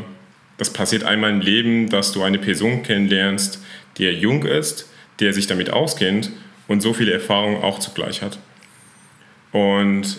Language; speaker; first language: German; non-native, fluent; Persian